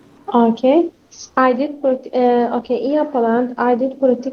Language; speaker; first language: English; non-native, learner; Arabic